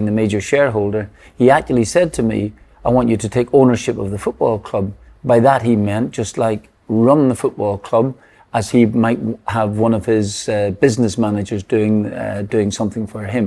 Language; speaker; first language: English; native; English